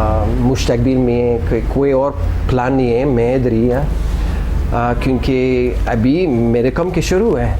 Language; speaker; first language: Hindi; non-native, learner; English